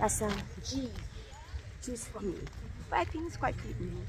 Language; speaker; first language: English; non-native, learner; Vietnamese